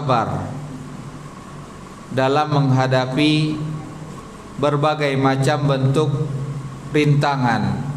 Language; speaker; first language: Indonesian; native; Indonesian